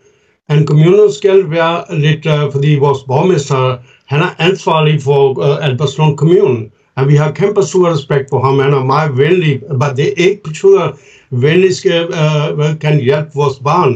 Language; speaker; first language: Danish; non-native, fluent; Urdu